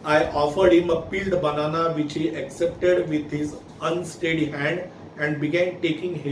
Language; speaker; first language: English; non-native, local second language; Marathi